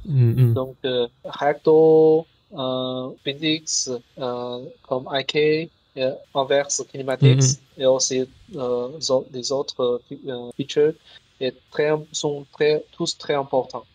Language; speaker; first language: French; non-native, learner; Chinese